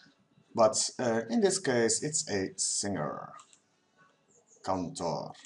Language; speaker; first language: English; non-native, fluent; Dutch